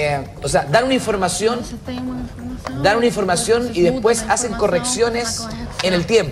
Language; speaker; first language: Spanish; native; Spanish